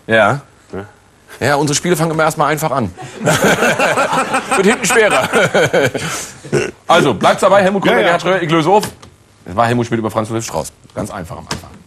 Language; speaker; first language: German; native; German